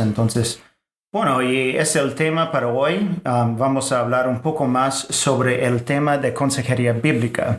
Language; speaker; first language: Spanish; non-native, fluent; English